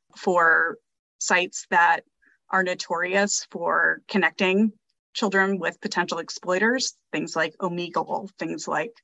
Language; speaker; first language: English; native; English